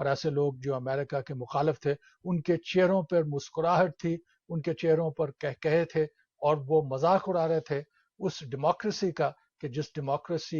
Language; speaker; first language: Urdu; native; Urdu